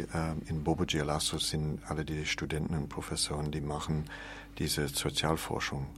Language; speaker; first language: German; non-native, learner; English